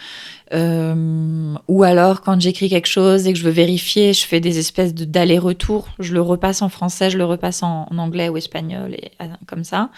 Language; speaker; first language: French; native; French